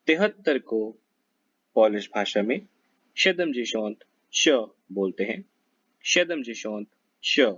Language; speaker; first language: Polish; non-native, learner; Hindi